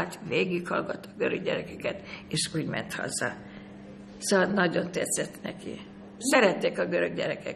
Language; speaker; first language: Hungarian; early bilingual, other home language; Greek